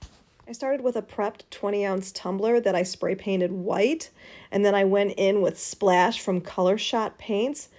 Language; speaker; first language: English; native; English